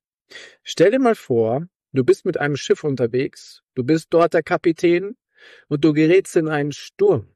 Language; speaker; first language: German; native; German